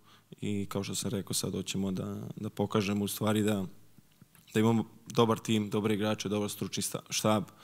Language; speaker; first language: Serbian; early bilingual, heritage; Serbian